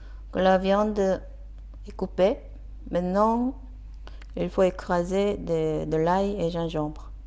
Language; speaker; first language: French; non-native, fluent; Korean